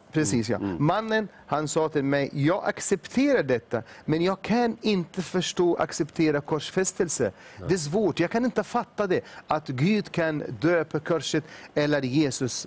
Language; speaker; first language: Swedish; non-native, fluent; Arabic